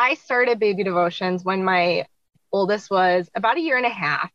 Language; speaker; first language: English; native; English